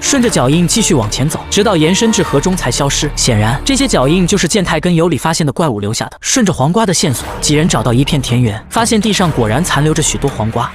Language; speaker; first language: Chinese; native; Chinese